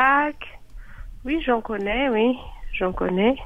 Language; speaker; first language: French; non-native, local second language; Malagasy